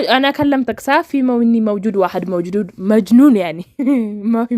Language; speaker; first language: Arabic; non-native, learner; Amharic